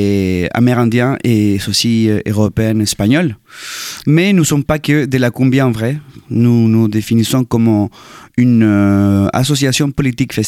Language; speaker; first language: French; non-native, fluent; Spanish